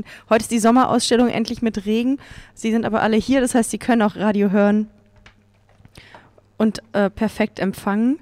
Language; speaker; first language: German; native; German